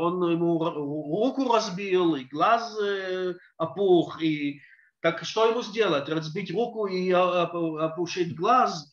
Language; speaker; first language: Russian; early bilingual, heritage; Russian